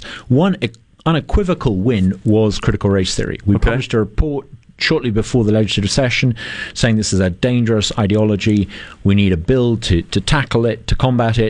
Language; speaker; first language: English; native; English